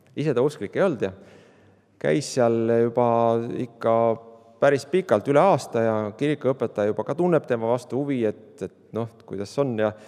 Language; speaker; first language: Estonian; native; Estonian